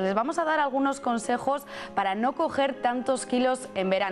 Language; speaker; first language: Spanish; native; Spanish